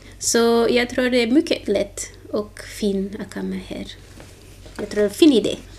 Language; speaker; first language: Swedish; non-native, learner; Portuguese